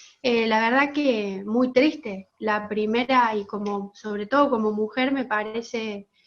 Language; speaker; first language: Spanish; native; Spanish